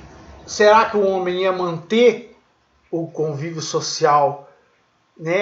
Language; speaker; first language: Portuguese; native; Portuguese